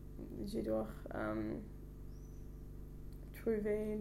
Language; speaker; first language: French; non-native, learner; English